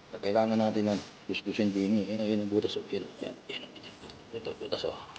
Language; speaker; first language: Filipino; non-native, local second language; Iloko